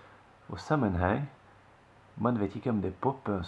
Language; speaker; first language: Norwegian; non-native, fluent; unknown